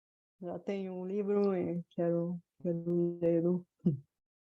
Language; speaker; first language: Portuguese; non-native, fluent; Bulgarian